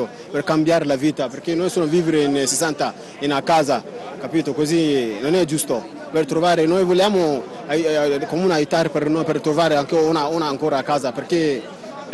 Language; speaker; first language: Italian; non-native, learner; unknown